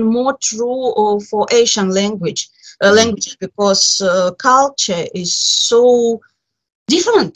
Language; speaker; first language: English; non-native, fluent; Russian